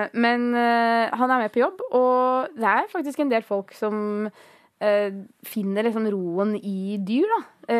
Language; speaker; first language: Norwegian; early bilingual, other home language; Greek